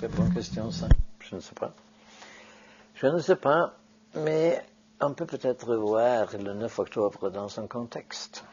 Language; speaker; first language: French; non-native, fluent; Norwegian